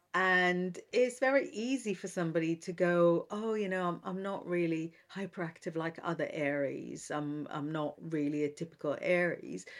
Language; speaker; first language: English; non-native, fluent; Hebrew